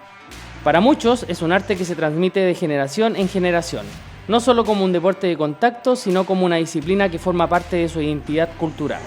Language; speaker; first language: Spanish; native; Spanish